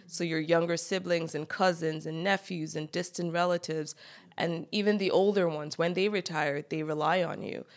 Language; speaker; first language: English; native; English